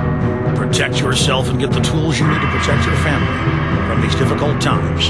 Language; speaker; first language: English; native; English